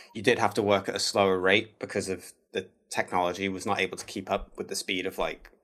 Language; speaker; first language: English; native; English